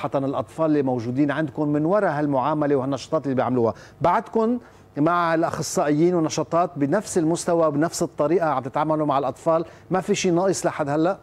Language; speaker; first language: Arabic; native; Arabic